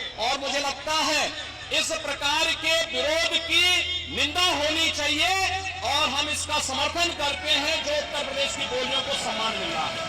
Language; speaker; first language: Hindi; native; Hindi